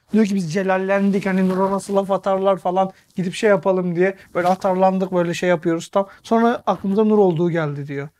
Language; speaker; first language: Turkish; native; Turkish